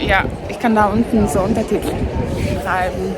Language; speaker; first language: German; non-native, fluent; Mongolian